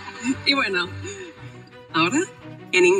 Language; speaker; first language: Spanish; non-native, learner; English